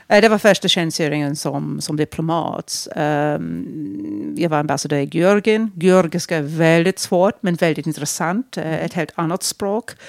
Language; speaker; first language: Swedish; non-native, fluent; English